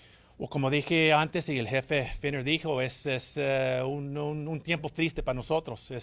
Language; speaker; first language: Spanish; early bilingual, heritage; English